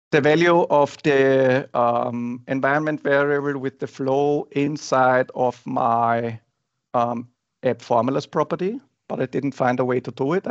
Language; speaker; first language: English; non-native, fluent; German